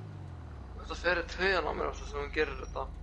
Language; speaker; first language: Icelandic; early bilingual, heritage; Icelandic